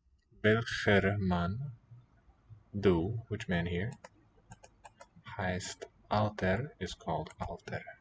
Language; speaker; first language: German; non-native, learner; English